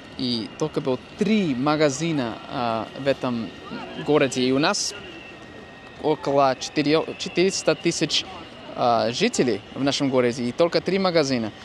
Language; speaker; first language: Russian; non-native, fluent; English